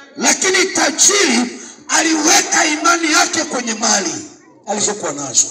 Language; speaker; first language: Swahili; native; Swahili